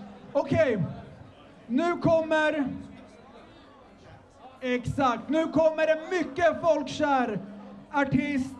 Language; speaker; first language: Swedish; early bilingual, other home language; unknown